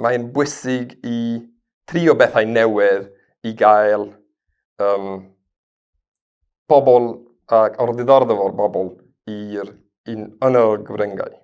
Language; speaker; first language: Welsh; non-native, learner; Spanish